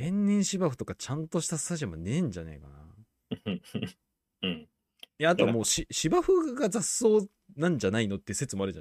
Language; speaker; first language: Japanese; native; Japanese